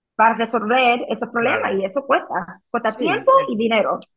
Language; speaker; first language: Spanish; early bilingual, heritage; Spanish